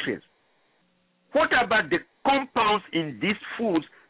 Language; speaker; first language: English; non-native, local second language; French